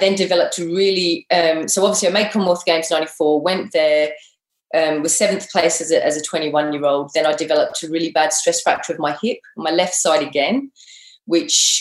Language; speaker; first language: English; native; English